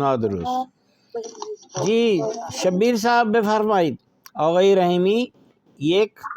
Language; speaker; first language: Persian; non-native, fluent; Urdu